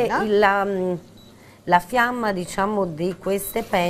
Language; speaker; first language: Italian; native; Italian